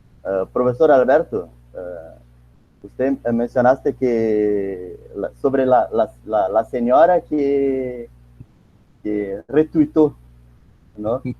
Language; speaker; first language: Spanish; non-native, learner; Portuguese